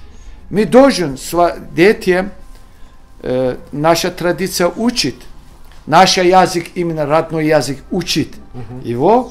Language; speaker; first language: Russian; non-native, learner; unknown